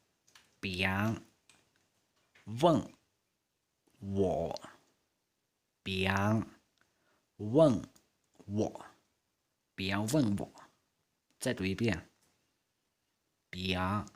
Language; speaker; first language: Chinese; non-native, fluent; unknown